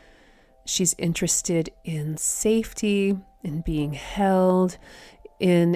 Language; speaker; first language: English; native; English